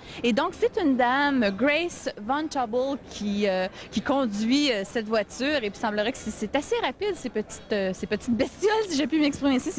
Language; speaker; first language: French; native; French